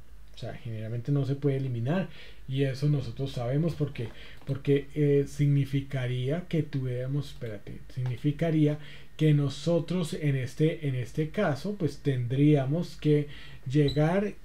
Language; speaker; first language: Spanish; native; Spanish